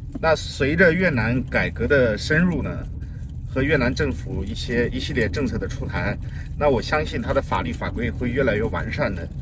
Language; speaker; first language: Chinese; native; Chinese